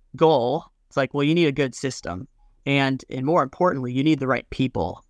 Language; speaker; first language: English; native; English